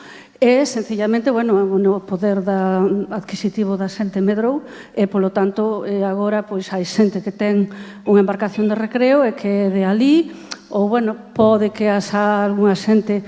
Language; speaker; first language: Galician; native; Galician